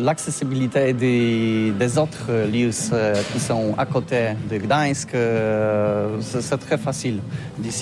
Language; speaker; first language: French; non-native, learner; Polish